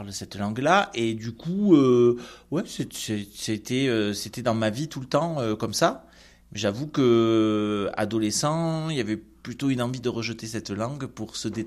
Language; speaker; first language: French; non-native, local second language; Occitan